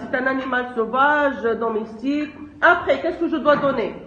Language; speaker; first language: French; non-native, local second language; Arabic